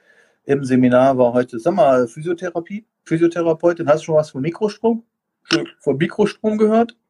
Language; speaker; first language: German; native; German